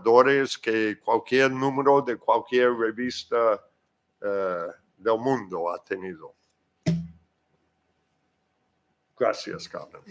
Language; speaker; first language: Spanish; non-native, fluent; English